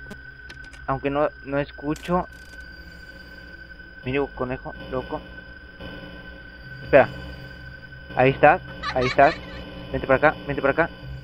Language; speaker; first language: Spanish; native; Spanish